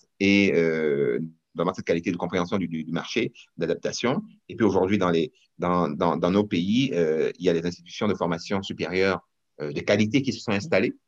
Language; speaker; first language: French; non-native, local second language; Rundi